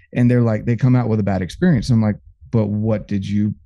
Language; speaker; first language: English; native; English